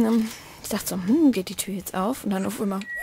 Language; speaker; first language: German; native; German